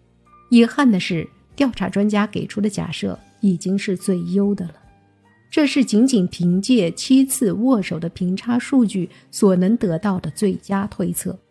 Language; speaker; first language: Chinese; native; Chinese